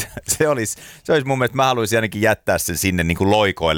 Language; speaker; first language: Finnish; native; Finnish